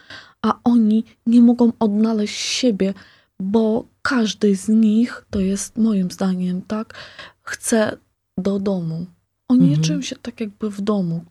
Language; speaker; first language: Polish; non-native, fluent; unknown